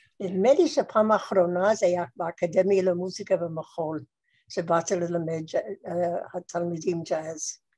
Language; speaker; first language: Hebrew; native; Hebrew